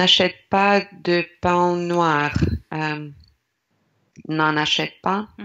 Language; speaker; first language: French; non-native, learner; Russian